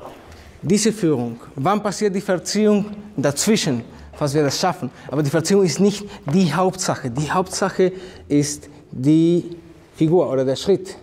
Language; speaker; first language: German; non-native, fluent; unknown